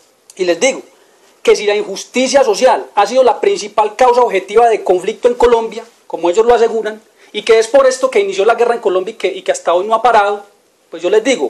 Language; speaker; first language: Spanish; native; Spanish